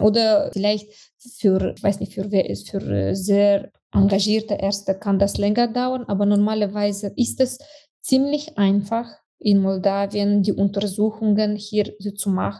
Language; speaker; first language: German; non-native, fluent; Romanian